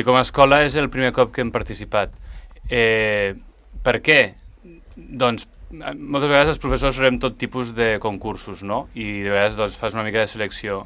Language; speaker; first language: Catalan; native; Catalan